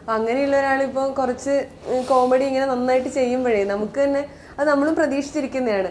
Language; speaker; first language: Malayalam; native; Malayalam